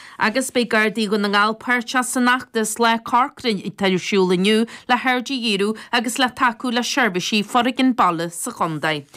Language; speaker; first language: Irish; native; Irish